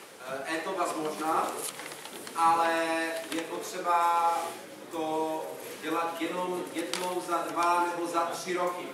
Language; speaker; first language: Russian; non-native, learner; Czech